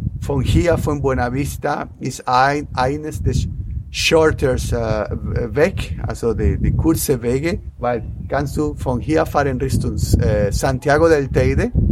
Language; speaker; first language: German; non-native, learner; Spanish